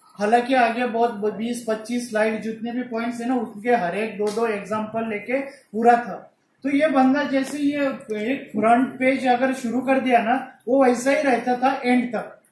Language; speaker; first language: Hindi; non-native, local second language; Marathi